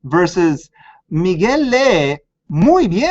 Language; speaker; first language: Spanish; non-native, fluent; English